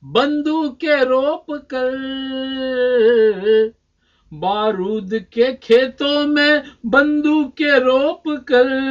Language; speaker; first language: Hindi; non-native, local second language; Rajasthani